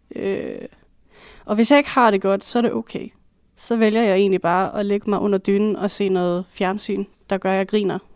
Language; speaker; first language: Danish; native; Danish